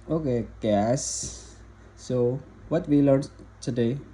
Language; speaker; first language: English; non-native, learner; Indonesian